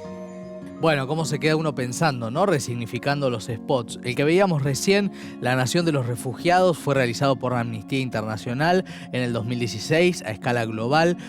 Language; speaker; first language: Spanish; native; Spanish